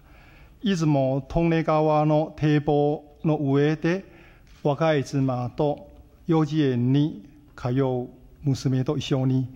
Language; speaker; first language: Japanese; non-native, fluent; Chinese